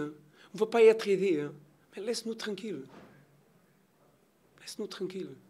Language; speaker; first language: French; non-native, learner; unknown